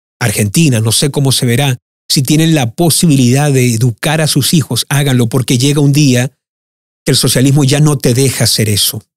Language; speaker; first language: Spanish; early bilingual, heritage; Spanish